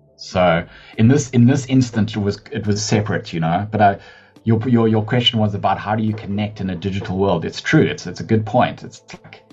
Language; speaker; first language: English; native; English